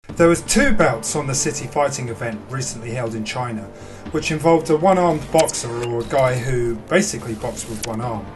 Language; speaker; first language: English; native; English